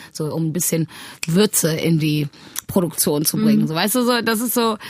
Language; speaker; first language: German; non-native, fluent; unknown